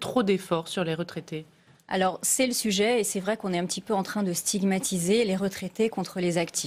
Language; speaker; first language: French; native; French